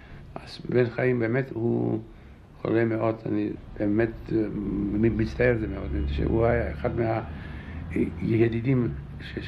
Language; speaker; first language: Hebrew; non-native, fluent; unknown